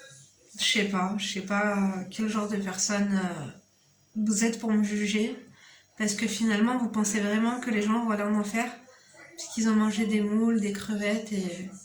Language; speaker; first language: French; native; French